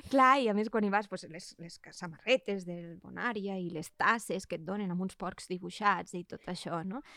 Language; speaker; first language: Catalan; native; Catalan